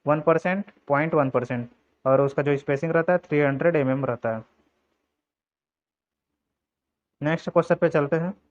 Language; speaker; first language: Hindi; native; Hindi